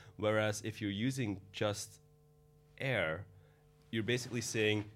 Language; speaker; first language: English; non-native, fluent; Dutch